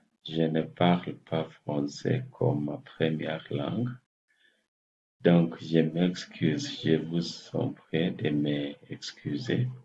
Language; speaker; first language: French; non-native, fluent; English